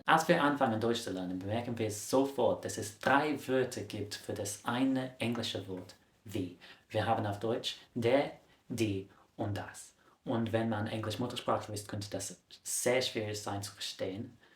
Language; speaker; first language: German; non-native, fluent; English